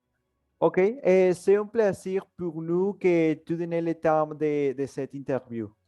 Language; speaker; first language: French; non-native, learner; Spanish